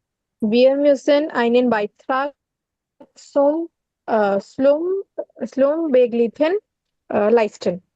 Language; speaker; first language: German; non-native, learner; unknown